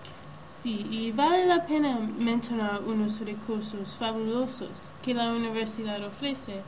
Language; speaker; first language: Spanish; non-native, learner; English